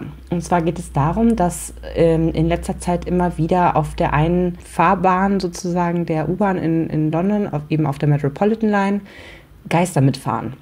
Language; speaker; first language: German; native; German